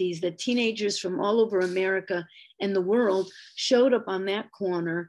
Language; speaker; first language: English; native; English